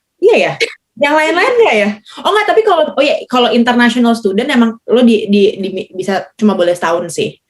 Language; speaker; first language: Indonesian; native; Indonesian